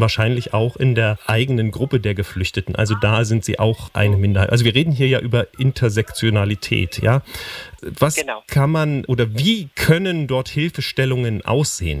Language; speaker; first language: German; native; German